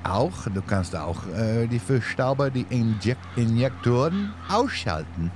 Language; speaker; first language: German; non-native, learner; Dutch